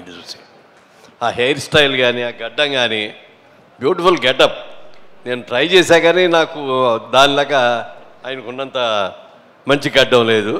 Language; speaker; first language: Telugu; native; Telugu